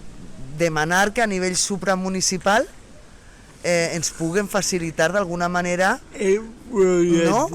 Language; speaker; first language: Catalan; native; Catalan